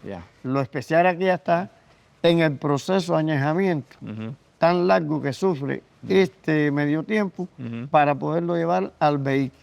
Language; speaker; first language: Spanish; native; Spanish